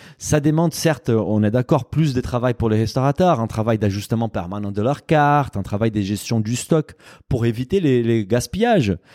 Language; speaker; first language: French; non-native, fluent; Portuguese